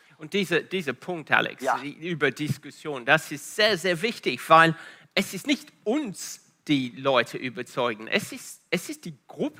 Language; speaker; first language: German; non-native, fluent; Italian